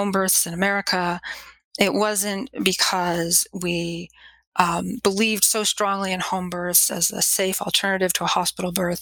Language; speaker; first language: English; native; English